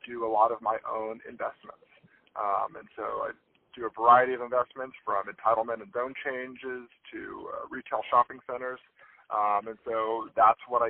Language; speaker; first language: English; native; English